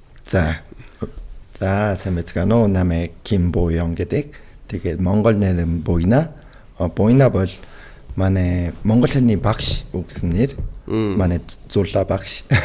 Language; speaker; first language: Mongolian; non-native, learner; Korean